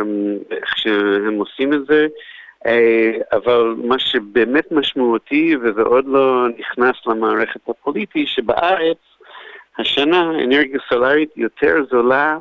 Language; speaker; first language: Hebrew; non-native, fluent; English